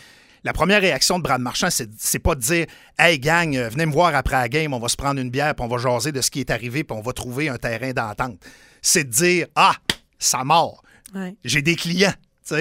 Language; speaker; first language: French; native; French